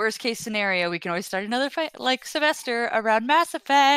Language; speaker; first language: English; native; English